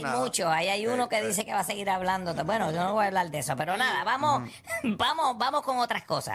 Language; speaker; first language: Spanish; native; Spanish